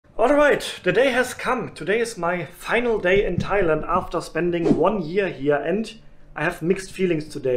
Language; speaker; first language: English; non-native, fluent; German